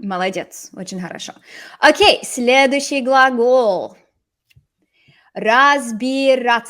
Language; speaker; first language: Russian; non-native, fluent; English